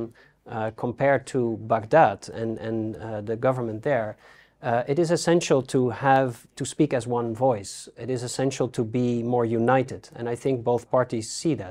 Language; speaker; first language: English; non-native, fluent; Dutch